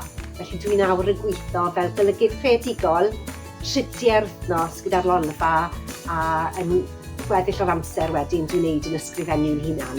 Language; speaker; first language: Welsh; native; Welsh